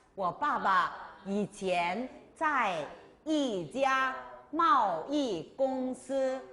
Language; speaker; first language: Chinese; non-native, fluent; Korean